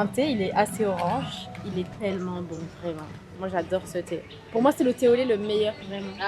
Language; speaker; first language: French; native; French